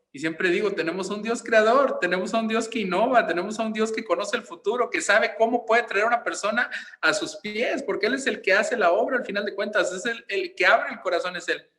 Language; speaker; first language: Spanish; native; Spanish